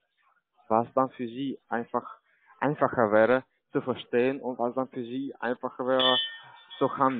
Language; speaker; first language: German; non-native, learner; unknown